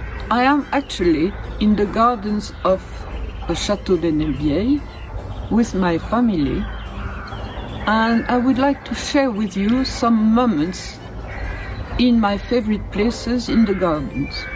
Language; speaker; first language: English; non-native, fluent; French